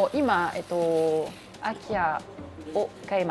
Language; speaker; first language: Japanese; non-native, learner; French